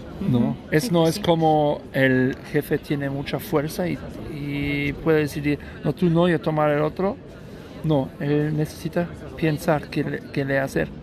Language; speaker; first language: Spanish; non-native, learner; German